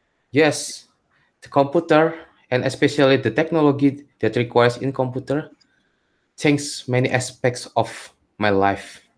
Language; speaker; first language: English; non-native, learner; Indonesian